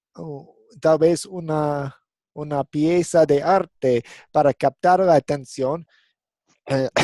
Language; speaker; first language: Spanish; non-native, fluent; English